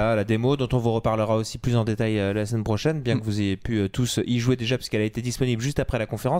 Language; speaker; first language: French; native; French